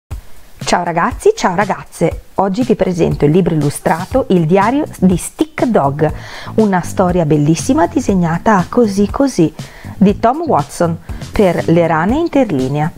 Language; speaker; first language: Italian; native; Italian